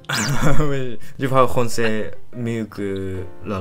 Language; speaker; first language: French; non-native, learner; Japanese